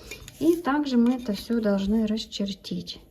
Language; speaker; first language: Russian; native; Russian